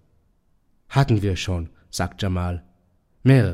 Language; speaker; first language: German; non-native, fluent; Hebrew